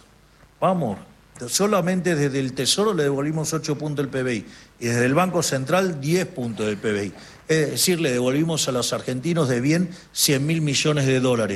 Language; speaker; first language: Spanish; native; Spanish